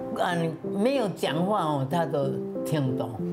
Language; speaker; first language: Chinese; non-native, local second language; Min Nan Chinese